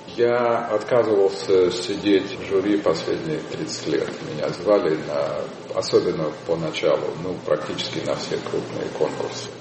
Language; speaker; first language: Russian; native; Russian